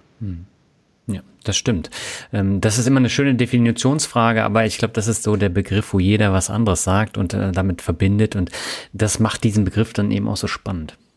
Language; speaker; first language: German; native; German